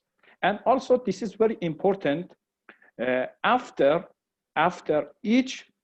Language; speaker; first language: English; non-native, learner; Persian